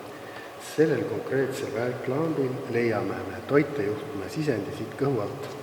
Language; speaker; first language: Estonian; native; Estonian